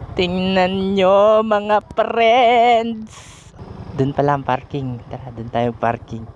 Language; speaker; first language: Filipino; native; Filipino